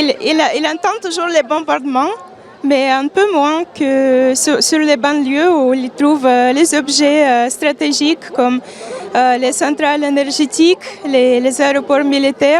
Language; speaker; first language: French; non-native, fluent; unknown